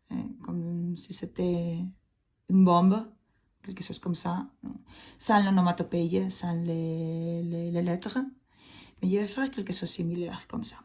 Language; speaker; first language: French; non-native, fluent; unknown